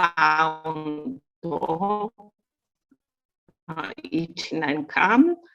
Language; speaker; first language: Japanese; non-native, learner; Bulgarian